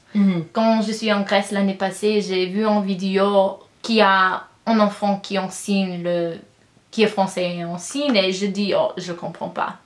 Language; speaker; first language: French; non-native, learner; English